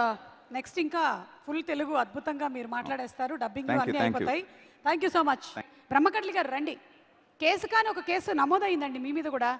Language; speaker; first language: Telugu; native; Telugu